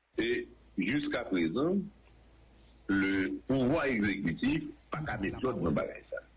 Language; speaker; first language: French; non-native, local second language; Haitian Creole